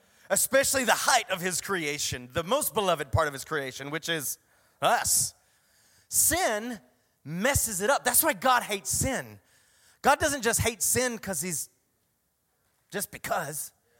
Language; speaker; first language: English; native; English